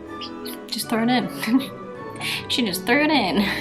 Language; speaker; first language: English; native; English